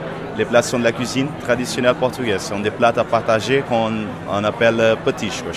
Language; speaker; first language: French; non-native, fluent; Portuguese